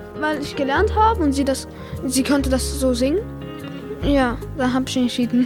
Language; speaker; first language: German; non-native, learner; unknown